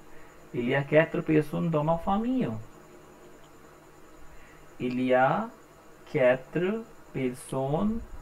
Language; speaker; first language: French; non-native, learner; Hindi